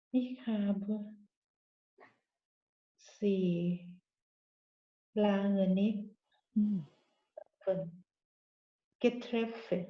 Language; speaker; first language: German; non-native, learner; Thai